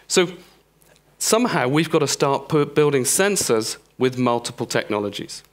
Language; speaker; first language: English; native; English